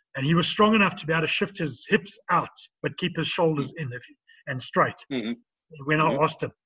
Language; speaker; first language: English; native; English